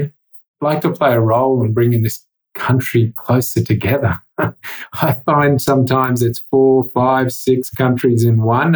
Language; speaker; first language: English; native; English